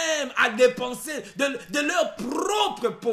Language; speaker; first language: French; non-native, local second language; Lingala